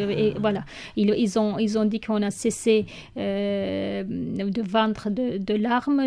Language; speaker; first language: French; non-native, learner; Kurdish